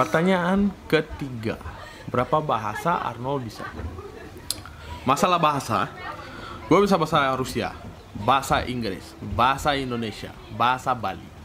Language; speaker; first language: Indonesian; non-native, fluent; Russian